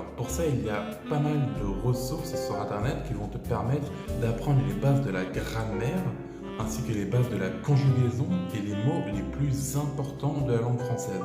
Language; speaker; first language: French; native; French